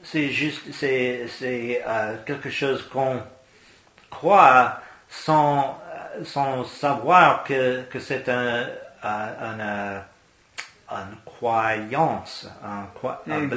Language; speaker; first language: French; non-native, learner; English